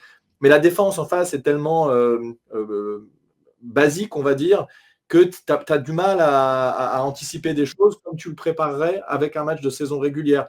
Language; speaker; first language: French; native; French